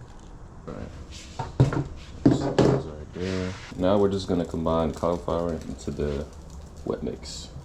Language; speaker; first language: English; native; English